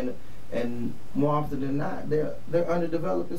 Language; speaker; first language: English; native; English